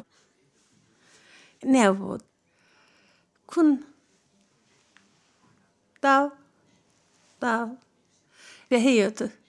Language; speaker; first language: Danish; non-native, learner; Turkish